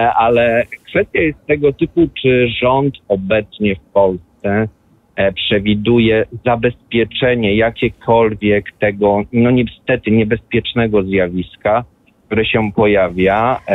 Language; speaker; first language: Polish; non-native, local second language; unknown